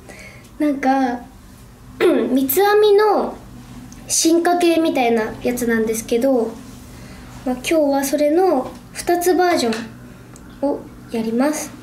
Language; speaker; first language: Japanese; native; Japanese